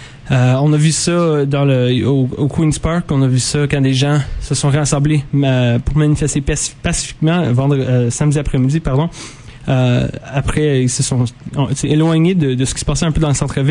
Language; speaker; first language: French; native; French